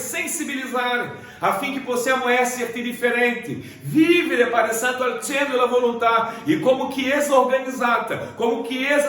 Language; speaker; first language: Italian; non-native, fluent; Portuguese